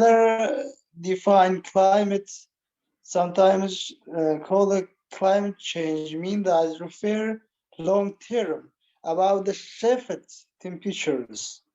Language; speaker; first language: English; non-native, learner; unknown